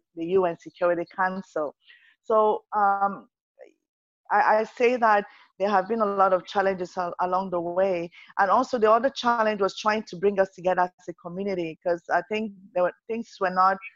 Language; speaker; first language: English; non-native, local second language; Yoruba